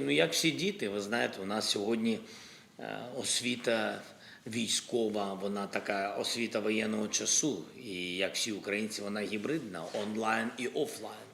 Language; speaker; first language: Ukrainian; non-native, local second language; Russian